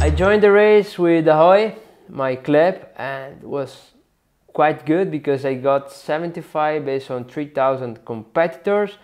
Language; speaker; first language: English; non-native, learner; Italian